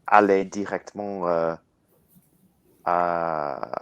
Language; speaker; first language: French; non-native, learner; English